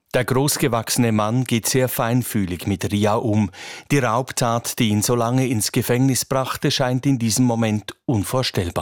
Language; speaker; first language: German; native; German